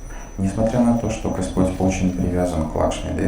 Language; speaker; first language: Russian; native; Russian